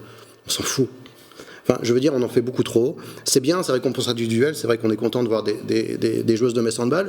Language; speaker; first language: French; native; French